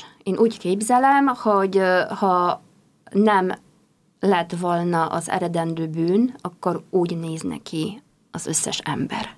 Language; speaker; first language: Hungarian; non-native, fluent; Polish